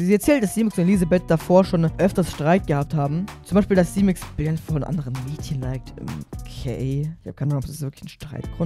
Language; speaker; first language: German; native; German